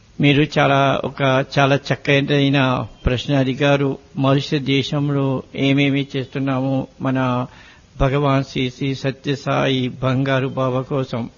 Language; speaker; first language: Telugu; non-native, fluent; Morisyen